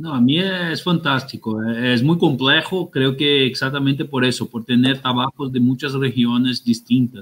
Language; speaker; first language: Spanish; non-native, fluent; Portuguese